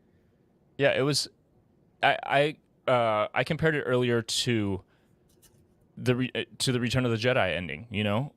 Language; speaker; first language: English; native; English